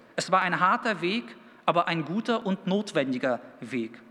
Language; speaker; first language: German; early bilingual, other home language; Russian